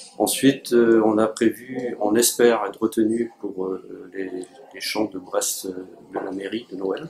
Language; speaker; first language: French; native; French